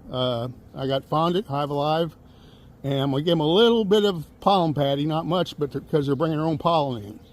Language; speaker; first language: English; native; English